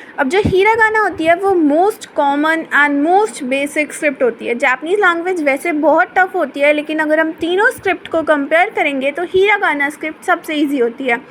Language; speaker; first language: Hindi; native; Hindi